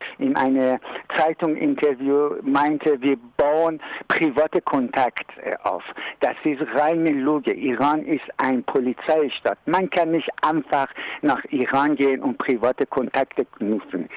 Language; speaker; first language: German; non-native, learner; Persian